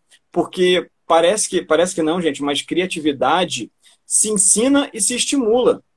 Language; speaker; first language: Portuguese; native; Portuguese